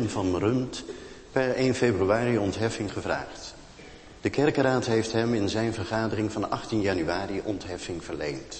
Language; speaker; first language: Dutch; native; Dutch